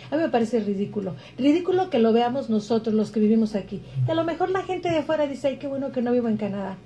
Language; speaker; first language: Spanish; native; Spanish